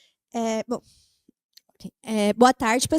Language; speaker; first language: Portuguese; native; Portuguese